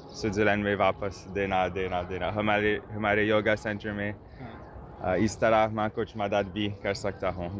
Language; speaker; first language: Hindi; non-native, learner; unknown